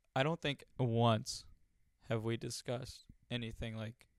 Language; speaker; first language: English; early bilingual, other home language; Hungarian